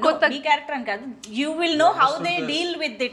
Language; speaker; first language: Telugu; native; Telugu